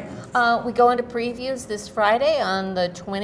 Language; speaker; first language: English; native; English